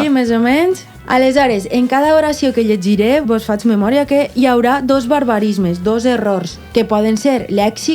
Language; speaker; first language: Catalan; native; Catalan